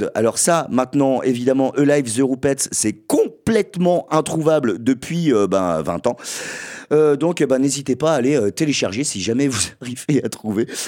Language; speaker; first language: French; native; French